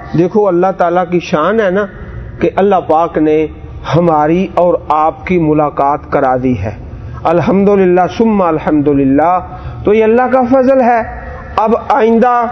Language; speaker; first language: Urdu; non-native, local second language; Punjabi